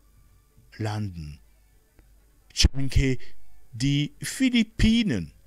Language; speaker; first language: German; non-native, learner; Rundi